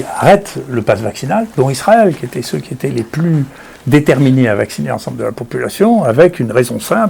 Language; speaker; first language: French; native; French